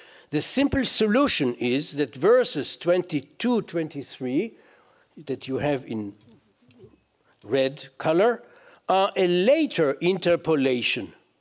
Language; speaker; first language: English; non-native, fluent; Hebrew